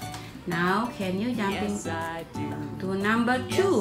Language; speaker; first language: English; non-native, learner; Indonesian